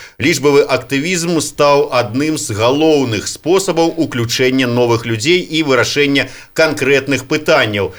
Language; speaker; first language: Belarusian; native; Belarusian